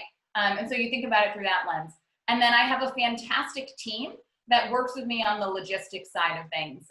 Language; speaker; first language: English; native; English